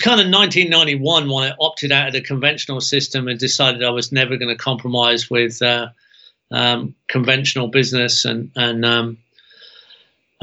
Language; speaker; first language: English; native; English